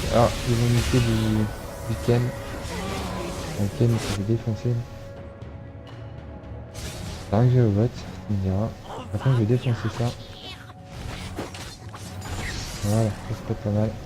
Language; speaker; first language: French; native; French